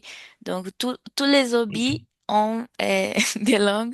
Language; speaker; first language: French; non-native, fluent; Portuguese